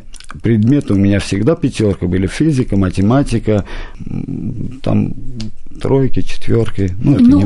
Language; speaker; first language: Russian; non-native, local second language; Armenian